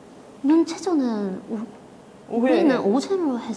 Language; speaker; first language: Korean; non-native, fluent; Vietnamese